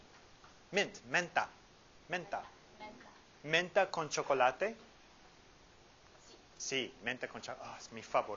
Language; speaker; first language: Spanish; non-native, fluent; English